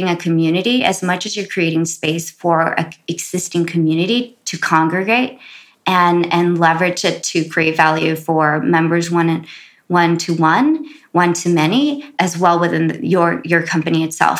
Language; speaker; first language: English; native; English